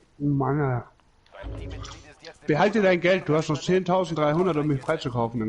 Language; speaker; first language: German; native; German